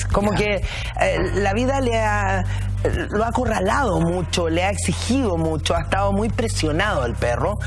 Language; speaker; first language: Spanish; native; Spanish